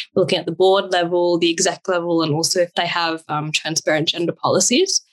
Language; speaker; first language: English; native; English